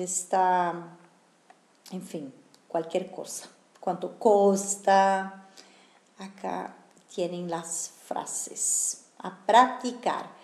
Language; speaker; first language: Spanish; non-native, fluent; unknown